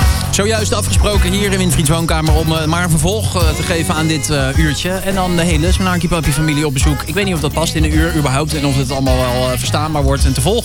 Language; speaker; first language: Dutch; native; Dutch